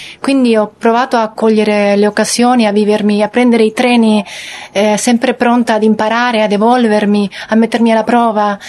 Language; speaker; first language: Italian; non-native, fluent; Spanish